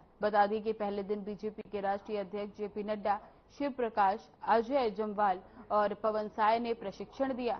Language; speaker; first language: Hindi; native; Hindi